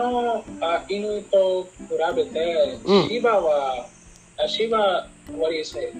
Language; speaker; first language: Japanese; non-native, learner; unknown